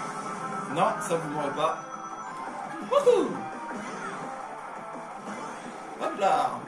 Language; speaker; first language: French; native; French